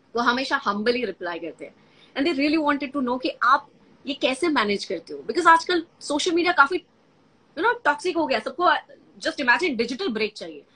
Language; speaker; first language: Hindi; non-native, local second language; Gujarati